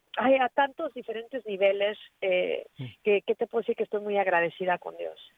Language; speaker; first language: Spanish; native; Spanish